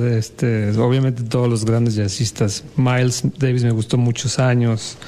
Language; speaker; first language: Spanish; native; Spanish